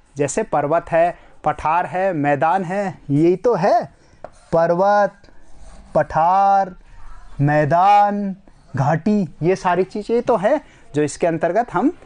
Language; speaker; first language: Hindi; native; Hindi